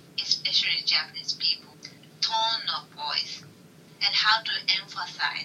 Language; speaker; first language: English; non-native, learner; Japanese